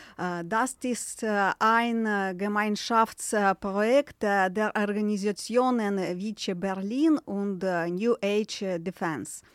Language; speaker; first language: German; non-native, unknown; Ukrainian